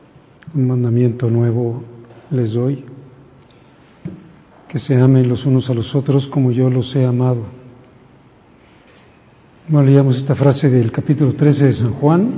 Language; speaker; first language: Spanish; native; Spanish